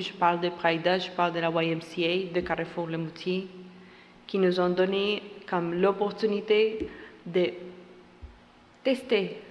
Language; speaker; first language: French; non-native, fluent; Spanish